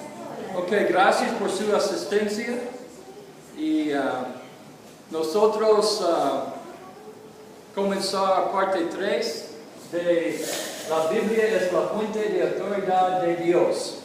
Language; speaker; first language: Spanish; non-native, learner; English